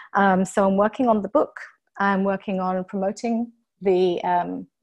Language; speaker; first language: English; native; English